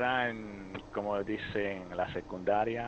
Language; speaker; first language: Spanish; early bilingual, heritage; Spanish